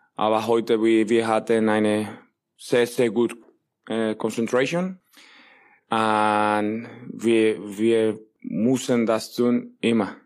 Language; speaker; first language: German; non-native, learner; Spanish